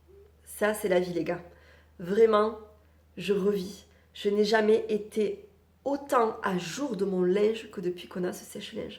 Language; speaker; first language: French; native; French